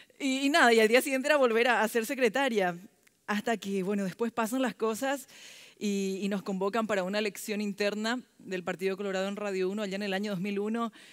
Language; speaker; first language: Spanish; early bilingual, other home language; Korean